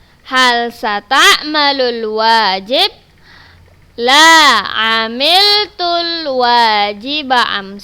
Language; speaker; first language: Arabic; non-native, fluent; Indonesian